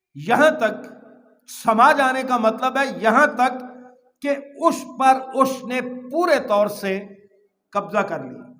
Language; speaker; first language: Urdu; non-native, local second language; Punjabi